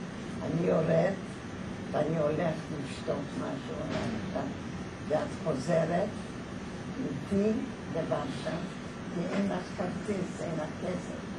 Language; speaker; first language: Hebrew; non-native, fluent; Polish